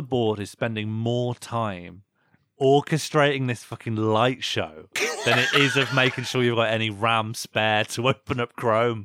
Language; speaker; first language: English; native; English